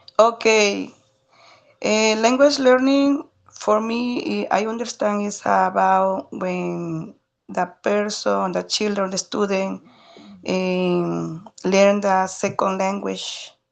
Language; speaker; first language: English; non-native, learner; Spanish